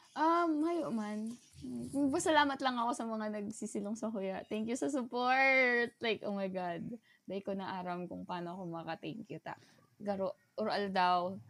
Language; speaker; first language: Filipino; non-native, local second language; Bikol